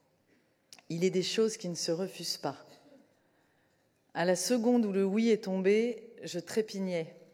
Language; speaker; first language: French; native; French